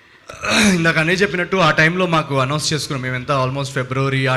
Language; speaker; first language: Telugu; native; Telugu